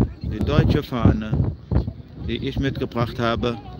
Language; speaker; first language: German; non-native, fluent; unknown